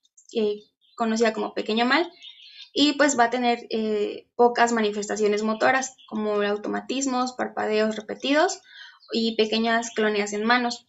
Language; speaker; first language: Spanish; native; Spanish